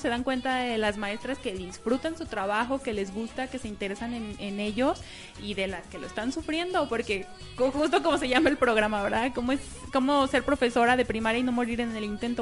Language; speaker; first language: Spanish; native; Spanish